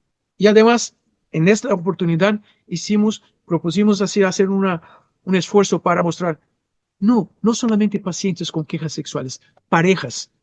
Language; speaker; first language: Spanish; non-native, fluent; Portuguese